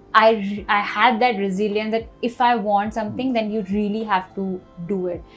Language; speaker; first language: English; non-native, local second language; Hindi